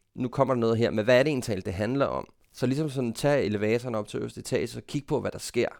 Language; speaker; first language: Danish; native; Danish